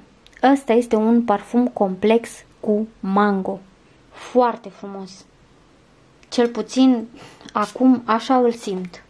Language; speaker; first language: Romanian; native; Romanian